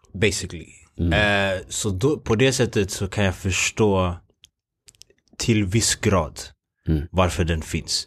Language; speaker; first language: Swedish; early bilingual, other home language; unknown